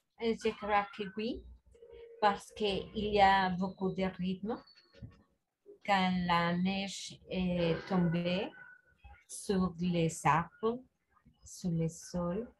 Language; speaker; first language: French; non-native, learner; Spanish